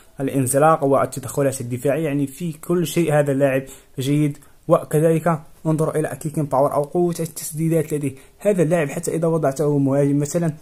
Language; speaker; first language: Arabic; native; Arabic